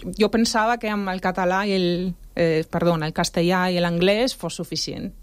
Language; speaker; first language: Catalan; non-native, fluent; Italian